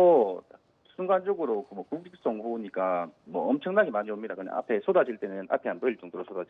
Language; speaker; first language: Korean; native; Korean